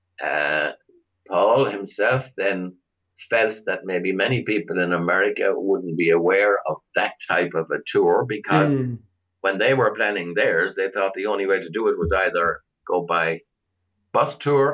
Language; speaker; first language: English; native; English